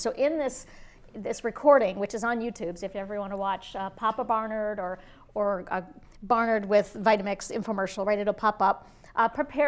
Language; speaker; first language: English; native; English